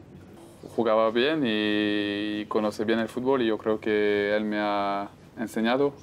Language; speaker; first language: Spanish; non-native, fluent; French